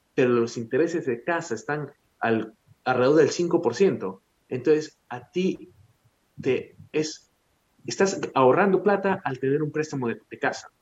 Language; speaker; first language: Spanish; early bilingual, heritage; Spanish